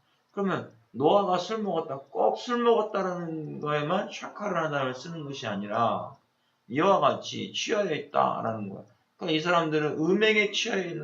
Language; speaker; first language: Korean; native; Korean